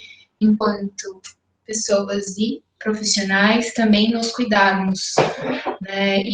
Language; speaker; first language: Portuguese; native; Portuguese